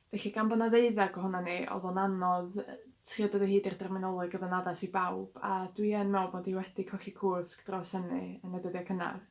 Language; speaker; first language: Welsh; native; Welsh